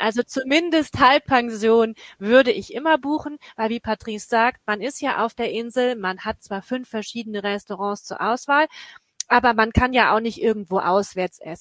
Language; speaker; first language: German; native; German